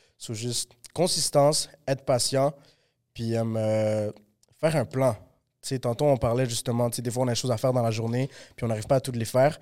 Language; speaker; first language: French; early bilingual, other home language; Spanish